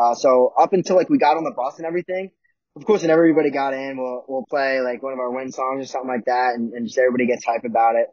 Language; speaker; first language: English; native; English